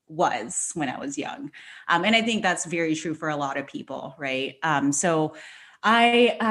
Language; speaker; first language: English; non-native, local second language; Filipino